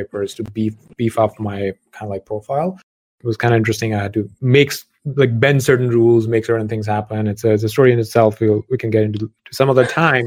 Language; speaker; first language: English; non-native, local second language; Punjabi